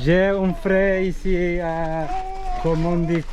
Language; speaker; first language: French; non-native, learner; Persian